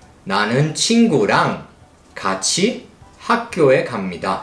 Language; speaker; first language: Korean; early bilingual, heritage; Portuguese